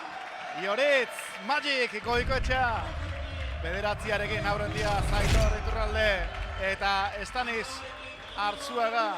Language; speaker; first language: Basque; native; Basque